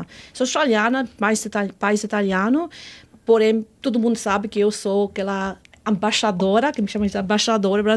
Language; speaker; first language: Portuguese; non-native, fluent; English